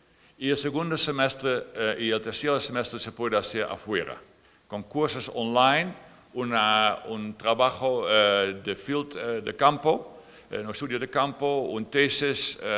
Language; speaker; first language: Spanish; non-native, fluent; Dutch